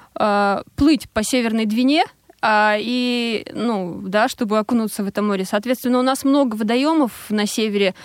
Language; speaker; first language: Russian; native; Russian